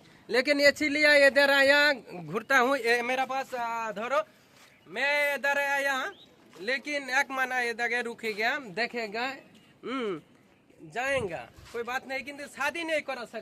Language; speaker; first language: Hindi; non-native, local second language; Bangla